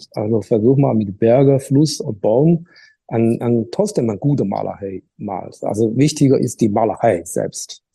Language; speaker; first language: German; non-native, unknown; Chinese